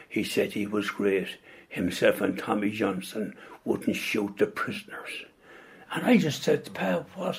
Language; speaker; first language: English; native; English